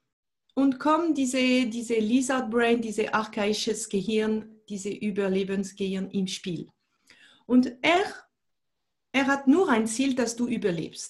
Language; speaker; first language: German; non-native, fluent; French